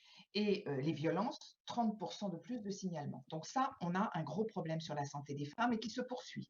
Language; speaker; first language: French; native; French